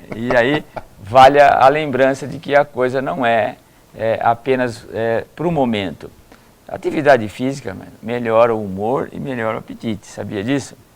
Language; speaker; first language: Portuguese; native; Portuguese